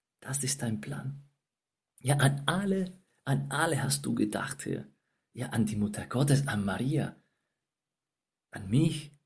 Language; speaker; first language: German; non-native, fluent; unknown